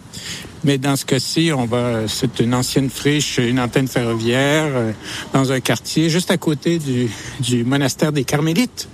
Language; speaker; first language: French; native; French